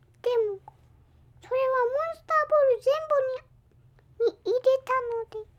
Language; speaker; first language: Japanese; early bilingual, heritage; Japanese